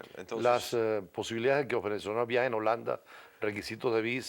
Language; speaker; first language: Spanish; native; Spanish